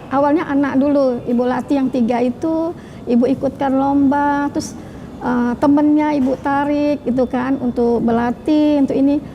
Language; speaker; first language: Indonesian; native; Indonesian